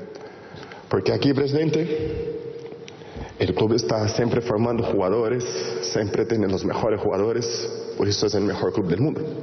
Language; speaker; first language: Spanish; non-native, fluent; Portuguese